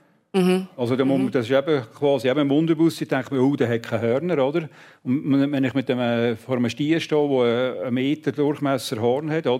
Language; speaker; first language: German; native; German